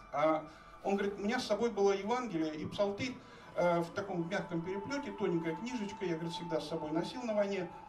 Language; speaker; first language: Russian; native; Russian